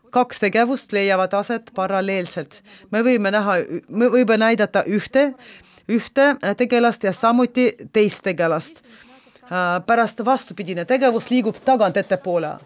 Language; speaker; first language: Estonian; non-native, local second language; Russian